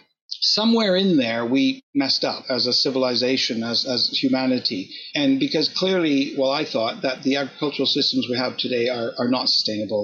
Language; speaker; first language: English; native; English